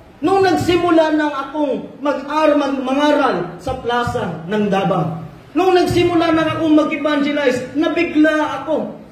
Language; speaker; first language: Filipino; non-native, local second language; Cebuano